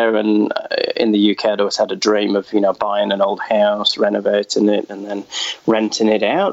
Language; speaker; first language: English; native; English